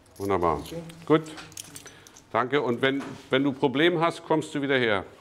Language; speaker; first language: German; native; German